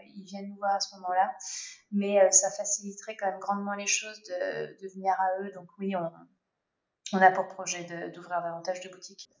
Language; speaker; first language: French; native; French